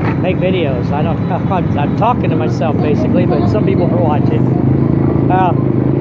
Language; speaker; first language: English; native; English